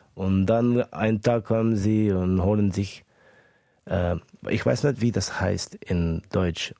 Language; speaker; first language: German; early bilingual, other home language; Estonian